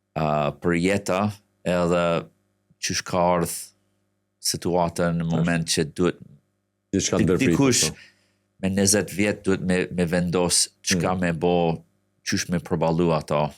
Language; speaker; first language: Albanian; non-native, fluent; English